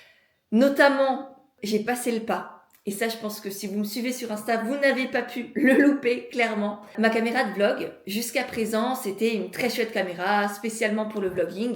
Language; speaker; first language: French; native; French